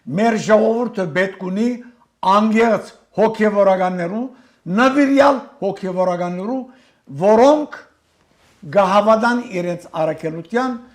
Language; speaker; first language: Armenian; native; Armenian